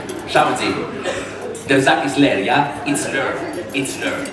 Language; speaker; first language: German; non-native, fluent; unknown